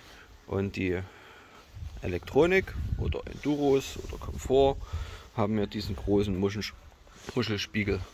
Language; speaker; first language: German; native; German